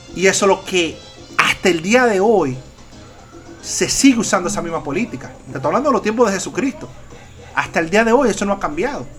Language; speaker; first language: Spanish; early bilingual, heritage; Spanish